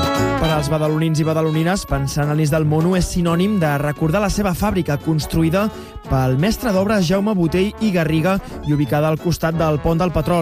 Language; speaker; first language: Catalan; native; Catalan